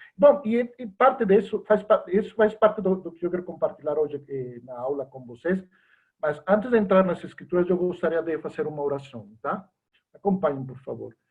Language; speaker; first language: Portuguese; non-native, fluent; Spanish